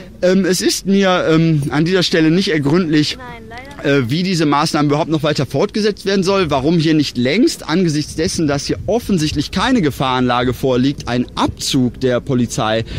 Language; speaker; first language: German; native; German